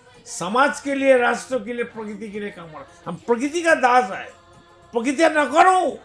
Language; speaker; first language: Hindi; non-native, local second language; Bangla